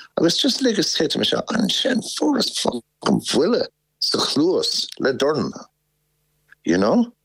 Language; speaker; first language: Irish; native; Irish